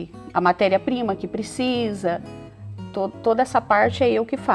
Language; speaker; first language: Portuguese; native; Portuguese